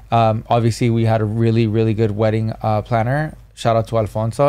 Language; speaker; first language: English; early bilingual, other home language; Spanish